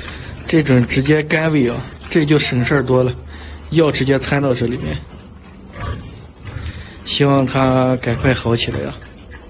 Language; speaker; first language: Chinese; native; Chinese